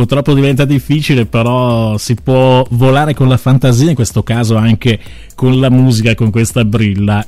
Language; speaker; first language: Italian; native; Italian